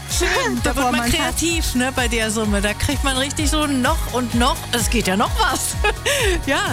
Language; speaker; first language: German; native; German